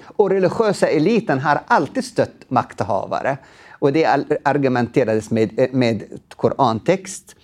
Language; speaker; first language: Swedish; non-native, fluent; Arabic